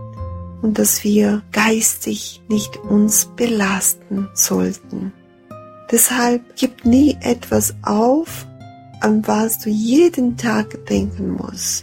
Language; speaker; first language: German; non-native, learner; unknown